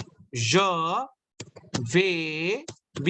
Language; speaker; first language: French; non-native, fluent; Hindi